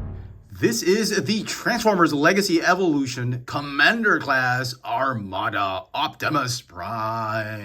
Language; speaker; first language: English; native; English